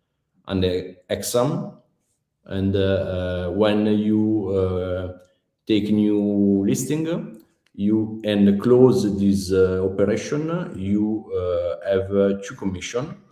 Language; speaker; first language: English; non-native, learner; Italian